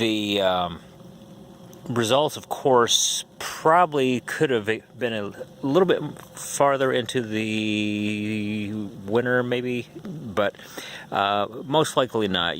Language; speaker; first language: English; native; English